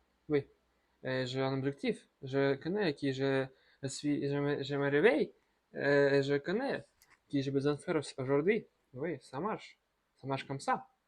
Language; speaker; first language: French; non-native, learner; Russian